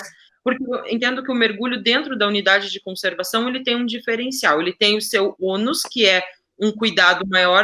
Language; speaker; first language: Portuguese; native; Portuguese